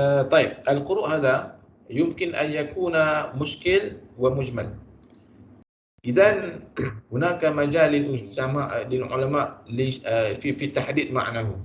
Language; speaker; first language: Arabic; non-native, fluent; Malay